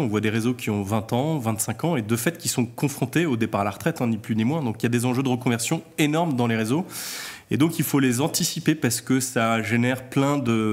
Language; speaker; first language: French; native; French